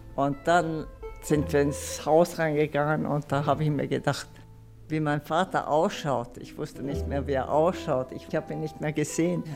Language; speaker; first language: German; non-native, fluent; Italian